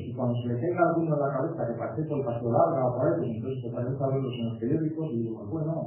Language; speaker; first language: Spanish; native; Spanish